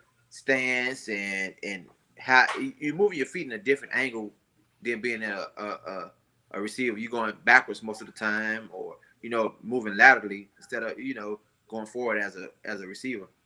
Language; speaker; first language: English; native; English